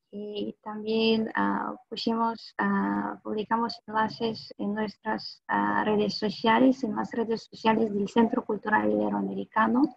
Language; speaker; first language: Spanish; non-native, fluent; Russian